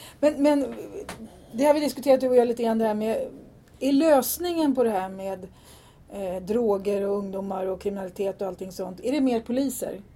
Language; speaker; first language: Swedish; native; Swedish